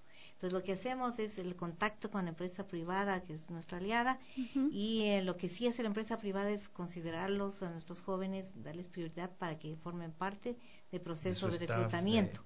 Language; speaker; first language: Spanish; native; Spanish